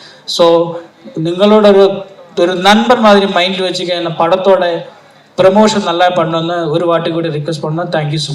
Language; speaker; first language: Tamil; non-native, learner; Malayalam